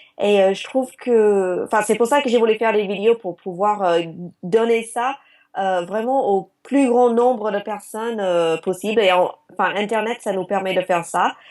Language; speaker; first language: French; non-native, fluent; English